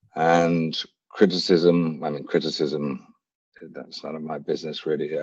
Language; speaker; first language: English; native; English